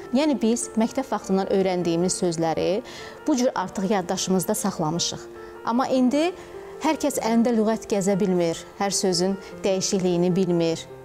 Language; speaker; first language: Azerbaijani; native; Azerbaijani